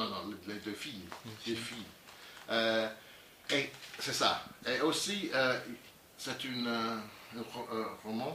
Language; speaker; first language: French; non-native, learner; English